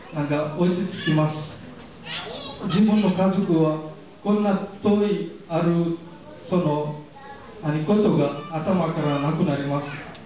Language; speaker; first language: Japanese; non-native, fluent; Marathi